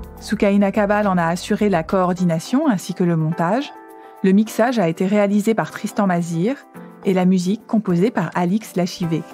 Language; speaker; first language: French; native; French